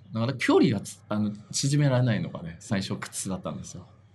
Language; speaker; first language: Japanese; non-native, fluent; Chinese